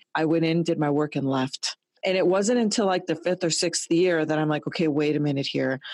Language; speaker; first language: English; native; English